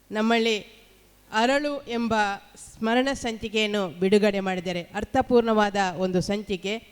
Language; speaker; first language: Kannada; native; Kannada